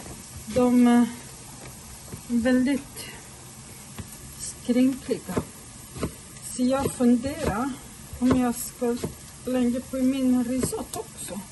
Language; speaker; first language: Swedish; non-native, fluent; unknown